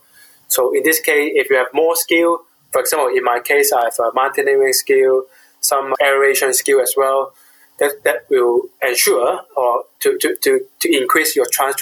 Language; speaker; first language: English; non-native, local second language; Cantonese